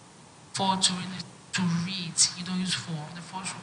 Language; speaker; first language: English; non-native, fluent; French